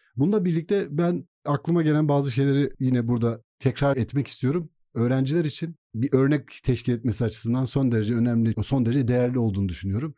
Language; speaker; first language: Turkish; native; Turkish